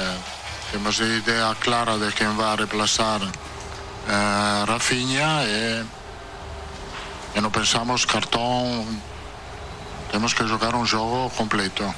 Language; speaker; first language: Portuguese; non-native, learner; Italian